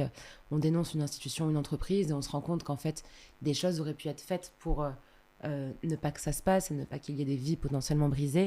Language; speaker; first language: French; native; French